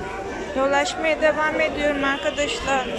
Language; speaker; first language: Turkish; native; Turkish